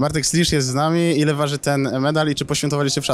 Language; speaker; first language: Polish; native; Polish